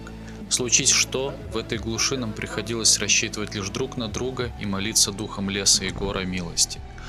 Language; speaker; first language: Russian; native; Russian